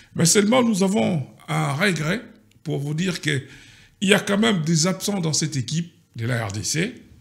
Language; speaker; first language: French; non-native, local second language; Lingala